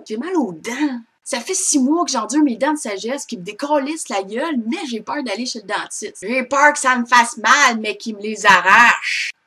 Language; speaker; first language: French; native; French